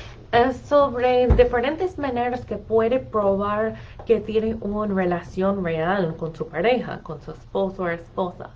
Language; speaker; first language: Spanish; non-native, fluent; English